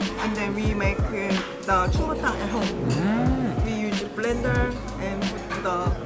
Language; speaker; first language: English; non-native, learner; Korean